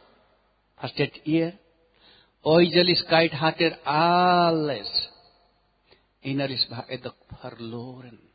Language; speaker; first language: German; non-native, learner; Nepali